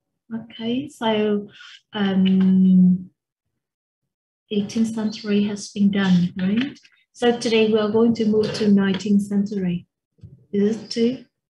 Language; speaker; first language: English; non-native, fluent; Vietnamese